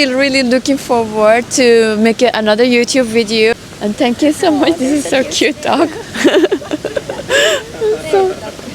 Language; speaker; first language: English; non-native, fluent; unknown